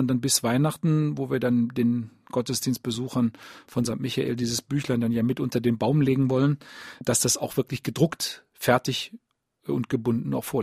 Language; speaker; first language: German; native; German